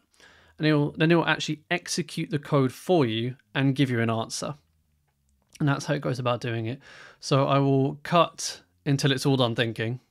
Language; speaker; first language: English; native; English